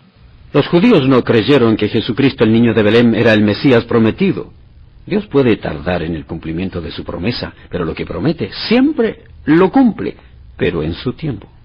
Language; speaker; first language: Spanish; native; Spanish